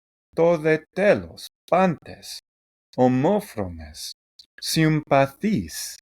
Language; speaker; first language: Greek; non-native, learner; English